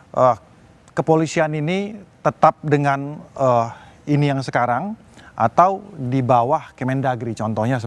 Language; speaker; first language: Indonesian; native; Indonesian